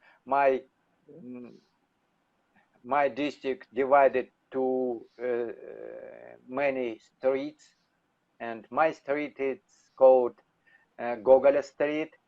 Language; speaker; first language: English; non-native, learner; Russian